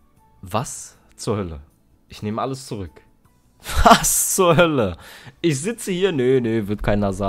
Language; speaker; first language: German; native; German